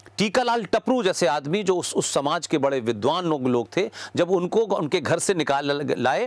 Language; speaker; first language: Hindi; native; Hindi